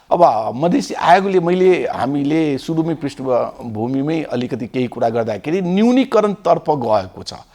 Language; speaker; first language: Nepali; non-native, local second language; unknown